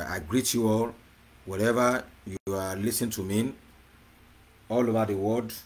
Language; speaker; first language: English; non-native, local second language; Yoruba